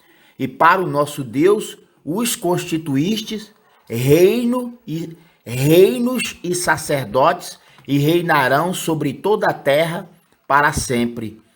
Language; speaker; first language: Portuguese; native; Portuguese